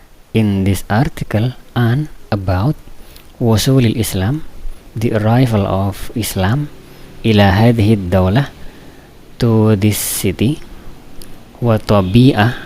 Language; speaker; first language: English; non-native, fluent; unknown